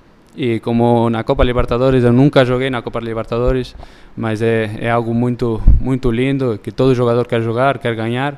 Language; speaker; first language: Portuguese; early bilingual, heritage; Spanish